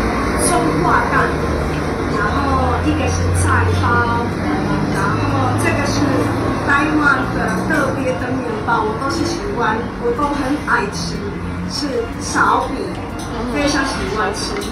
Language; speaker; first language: Chinese; non-native, learner; English